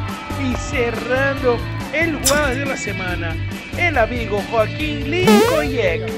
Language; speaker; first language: Spanish; native; Spanish